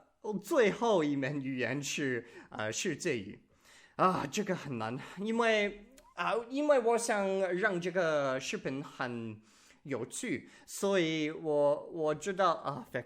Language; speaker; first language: Chinese; non-native, learner; English